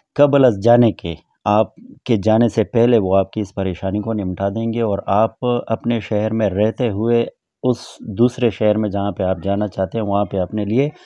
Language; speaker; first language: Urdu; non-native, local second language; Pashto